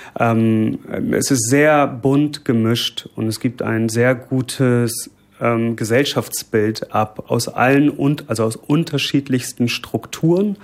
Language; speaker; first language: German; native; German